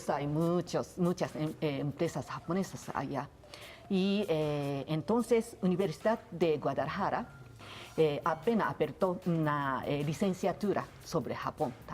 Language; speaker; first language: Spanish; non-native, learner; Japanese